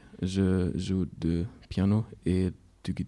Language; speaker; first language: French; non-native, learner; German